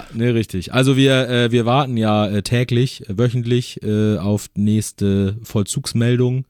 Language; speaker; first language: German; native; German